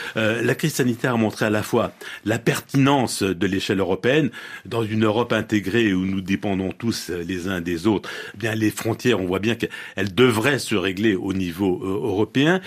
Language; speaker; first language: French; native; French